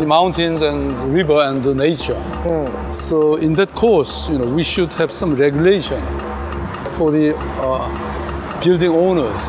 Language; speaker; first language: English; non-native, learner; Korean